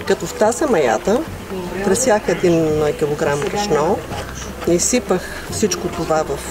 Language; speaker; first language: Bulgarian; native; Bulgarian